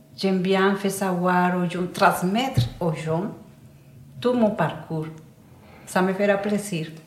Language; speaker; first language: French; non-native, learner; Spanish